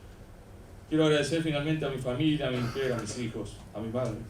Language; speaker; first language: Spanish; native; Spanish